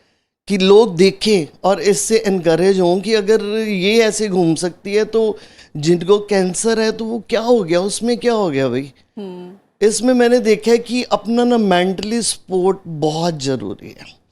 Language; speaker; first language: Hindi; native; Hindi